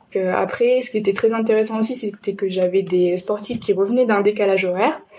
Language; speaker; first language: French; native; French